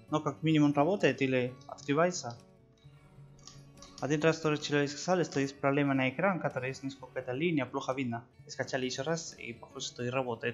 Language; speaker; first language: Russian; non-native, learner; Spanish